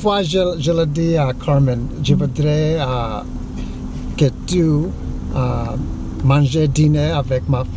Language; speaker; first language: French; non-native, learner; English